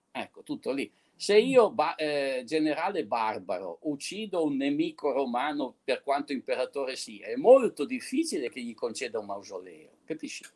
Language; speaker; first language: Italian; native; Italian